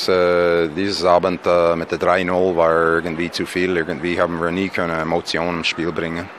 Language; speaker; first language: German; non-native, fluent; English